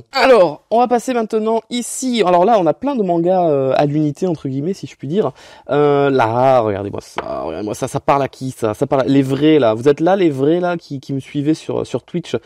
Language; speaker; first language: French; native; French